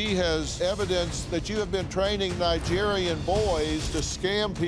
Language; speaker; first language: English; native; English